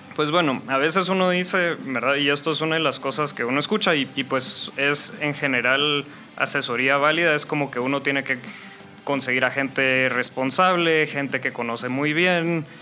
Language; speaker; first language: Spanish; native; Spanish